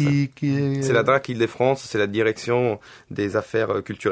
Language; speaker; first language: French; non-native, fluent; Italian